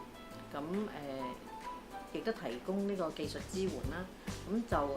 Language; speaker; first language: Cantonese; native; Cantonese